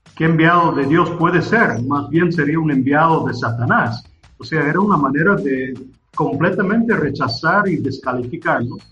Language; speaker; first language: Spanish; non-native, fluent; English